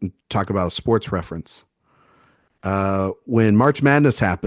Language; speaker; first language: English; native; English